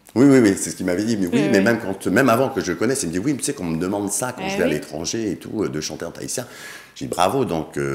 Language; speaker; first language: French; native; French